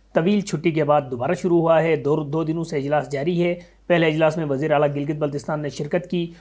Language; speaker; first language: Urdu; non-native, local second language; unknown